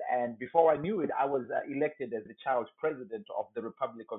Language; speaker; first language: English; non-native, local second language; Shona